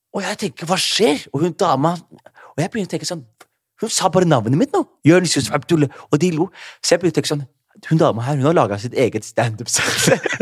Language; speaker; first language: Norwegian; early bilingual, other home language; Somali